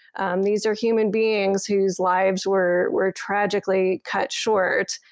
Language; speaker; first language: English; native; English